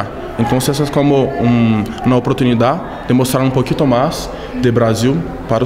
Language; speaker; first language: Spanish; non-native, fluent; Portuguese